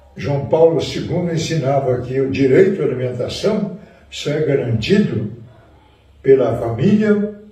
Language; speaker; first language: Portuguese; native; Portuguese